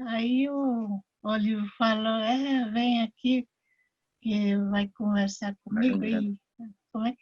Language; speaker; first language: Portuguese; non-native, local second language; Guarani